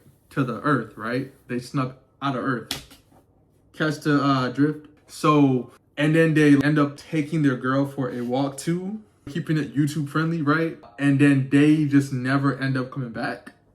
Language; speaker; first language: English; native; English